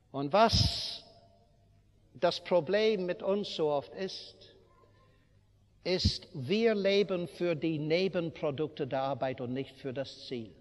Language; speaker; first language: German; non-native, fluent; English